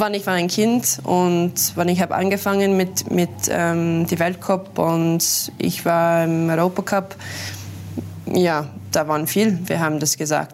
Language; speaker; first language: German; non-native, learner; English